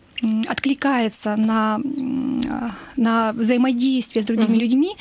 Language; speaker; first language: Russian; native; Russian